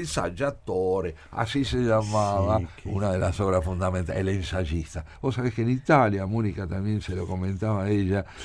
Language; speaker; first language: Spanish; native; Spanish